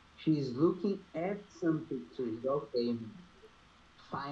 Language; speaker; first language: English; non-native, learner; Portuguese